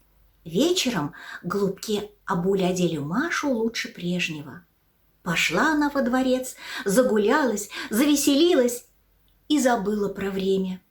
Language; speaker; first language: Russian; native; Russian